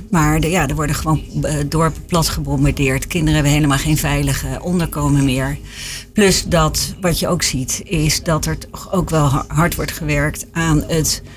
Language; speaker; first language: Dutch; native; Dutch